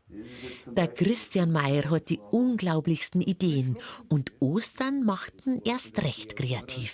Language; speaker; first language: German; native; German